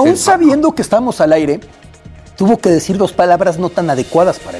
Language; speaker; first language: Spanish; native; Spanish